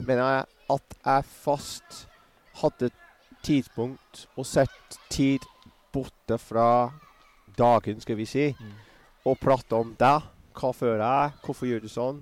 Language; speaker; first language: Norwegian; non-native, fluent; English